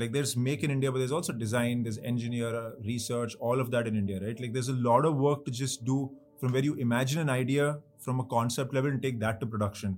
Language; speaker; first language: English; non-native, local second language; Hindi